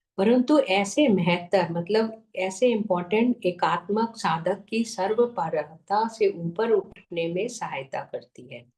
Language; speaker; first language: Hindi; native; Hindi